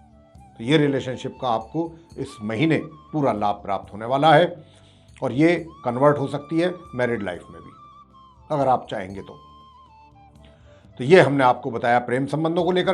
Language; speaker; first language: Hindi; native; Hindi